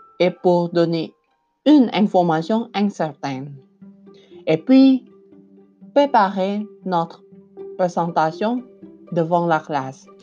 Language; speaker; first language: French; non-native, learner; Indonesian